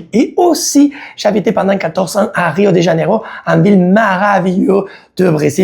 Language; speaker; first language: French; non-native, learner; Spanish